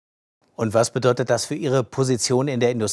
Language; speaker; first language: German; native; German